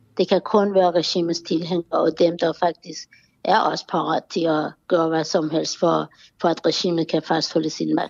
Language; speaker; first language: Danish; non-native, fluent; Persian